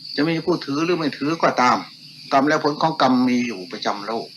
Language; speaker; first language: Thai; native; Thai